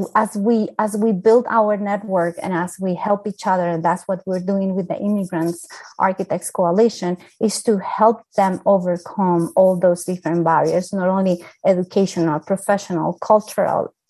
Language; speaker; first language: English; non-native, fluent; Spanish